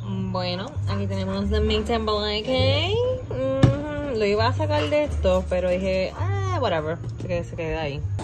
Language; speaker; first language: Spanish; native; Spanish